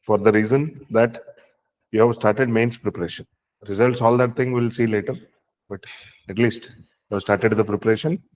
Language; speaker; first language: English; non-native, local second language; Kannada